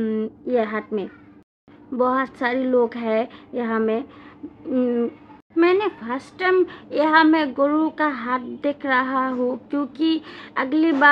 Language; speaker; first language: Hindi; non-native, learner; Bangla